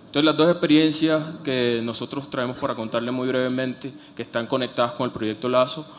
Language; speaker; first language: Spanish; native; Spanish